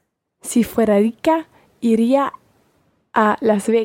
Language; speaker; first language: Spanish; non-native, learner; English